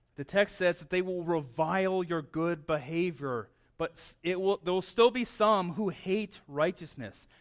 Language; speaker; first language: English; native; English